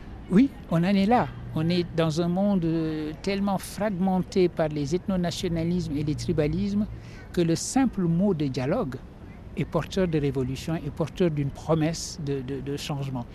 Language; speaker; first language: French; non-native, local second language; Wolof